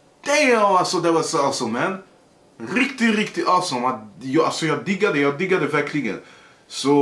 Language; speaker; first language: Swedish; early bilingual, other home language; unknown